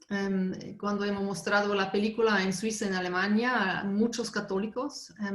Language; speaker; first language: Spanish; non-native, fluent; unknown